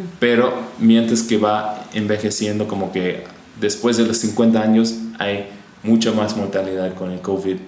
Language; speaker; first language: Spanish; non-native, fluent; English